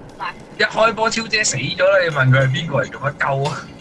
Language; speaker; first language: Chinese; native; Chinese